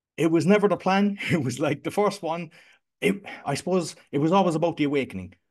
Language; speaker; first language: English; native; English